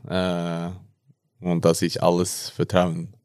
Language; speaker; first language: German; non-native, learner; Norwegian